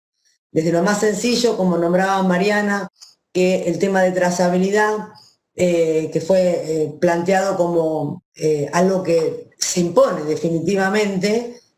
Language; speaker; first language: Spanish; native; Spanish